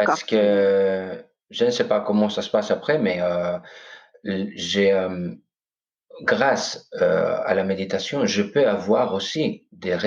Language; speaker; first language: French; non-native, fluent; Greek